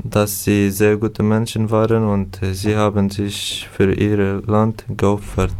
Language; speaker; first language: German; non-native, learner; Turkish